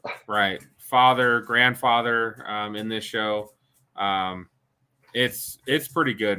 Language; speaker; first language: English; native; English